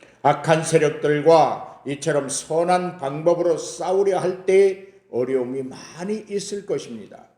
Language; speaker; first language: Korean; native; Korean